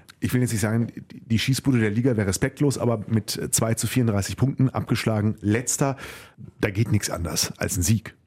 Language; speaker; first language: German; native; German